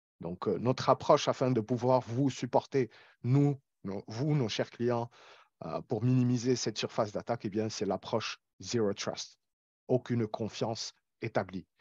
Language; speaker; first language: French; non-native, local second language; Arabic